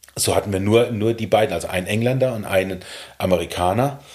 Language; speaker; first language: German; native; German